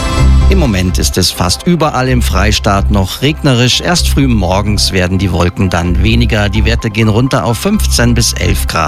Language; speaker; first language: German; native; German